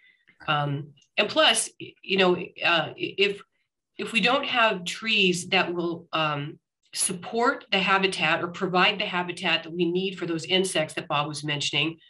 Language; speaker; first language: English; native; English